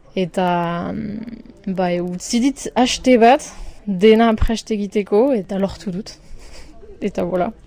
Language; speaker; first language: Basque; non-native, local second language; French